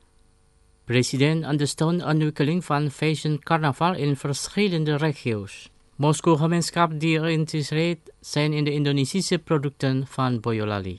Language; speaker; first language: Dutch; non-native, fluent; Indonesian